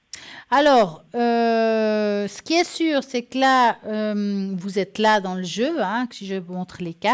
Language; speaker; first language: French; native; French